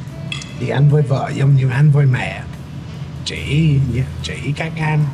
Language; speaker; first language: Vietnamese; non-native, fluent; English